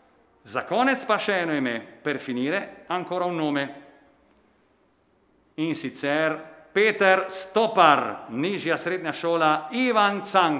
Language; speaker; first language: Slovenian; native; Slovenian